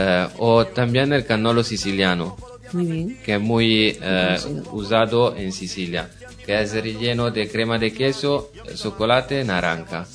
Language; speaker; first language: Spanish; non-native, learner; Italian